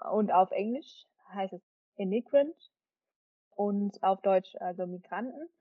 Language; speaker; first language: German; early bilingual, other home language; Vietnamese